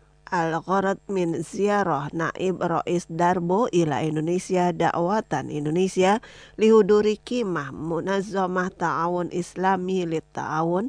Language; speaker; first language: Arabic; non-native, fluent; Indonesian